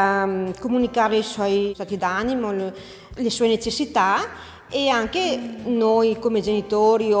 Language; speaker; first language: Italian; native; Italian